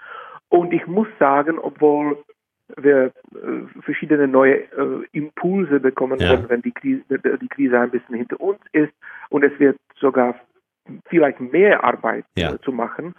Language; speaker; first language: German; non-native, fluent; Czech